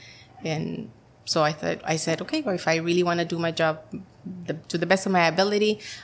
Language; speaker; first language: English; non-native, fluent; Spanish